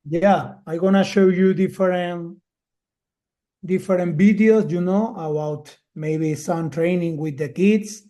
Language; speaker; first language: English; non-native, learner; Spanish